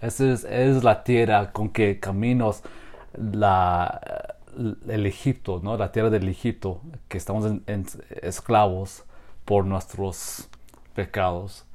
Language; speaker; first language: Spanish; non-native, fluent; English